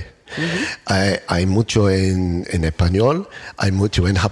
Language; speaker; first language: Spanish; non-native, learner; English